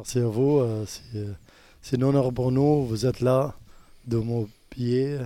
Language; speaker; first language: French; non-native, learner; Arabic